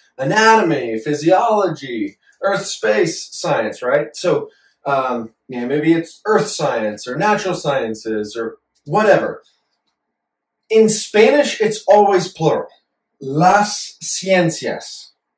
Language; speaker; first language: English; native; English